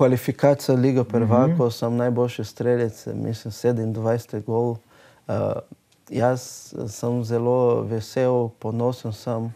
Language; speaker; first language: Slovenian; non-native, learner; Portuguese